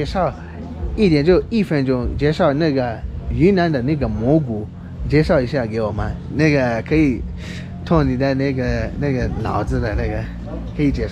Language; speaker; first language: Chinese; non-native, fluent; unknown